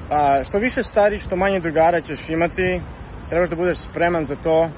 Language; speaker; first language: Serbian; early bilingual, heritage; Serbian